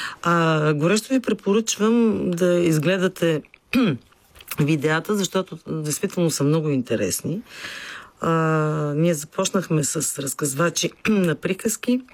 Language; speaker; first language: Bulgarian; native; Bulgarian